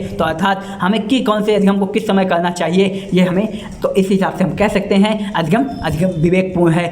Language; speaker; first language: Hindi; native; Hindi